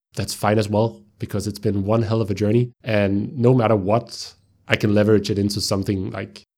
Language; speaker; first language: English; non-native, fluent; Danish